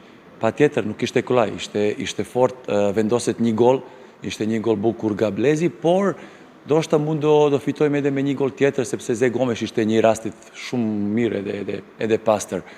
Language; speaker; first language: Albanian; non-native, fluent; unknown